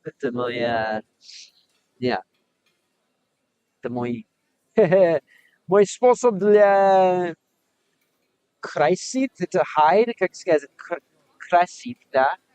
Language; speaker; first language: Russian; non-native, learner; English